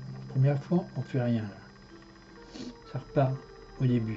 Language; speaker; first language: French; native; French